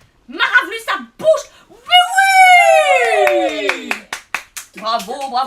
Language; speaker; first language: French; native; French